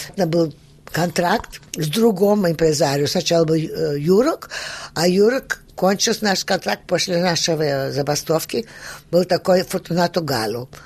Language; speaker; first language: Russian; early bilingual, heritage; Russian